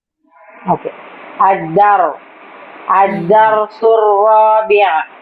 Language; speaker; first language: Arabic; non-native, learner; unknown